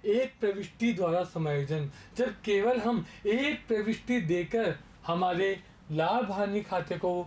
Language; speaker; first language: Hindi; native; Hindi